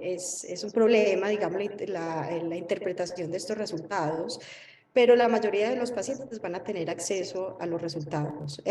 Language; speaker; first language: Spanish; native; Spanish